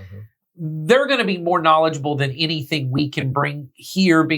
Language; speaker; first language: English; native; English